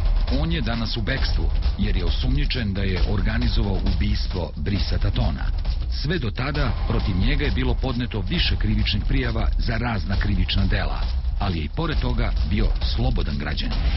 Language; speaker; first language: Serbian; native; Serbian